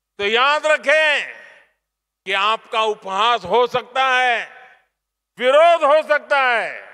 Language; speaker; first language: Hindi; non-native, local second language; Gujarati